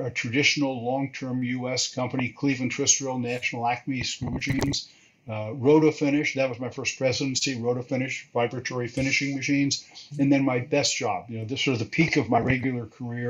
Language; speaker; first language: English; native; English